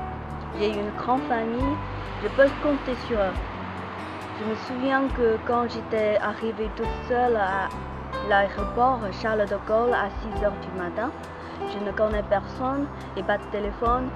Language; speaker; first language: French; non-native, fluent; Chinese